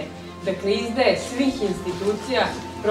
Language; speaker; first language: Croatian; native; Croatian